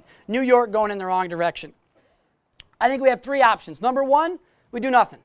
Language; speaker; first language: English; native; English